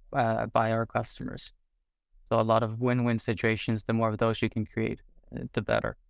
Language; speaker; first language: English; non-native, fluent; Portuguese